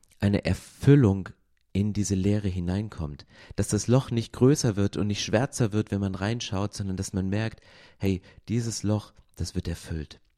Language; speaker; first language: German; native; German